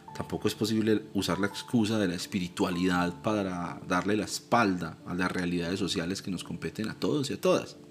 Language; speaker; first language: Spanish; native; Spanish